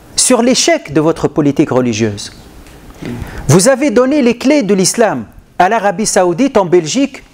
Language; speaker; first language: French; non-native, local second language; Arabic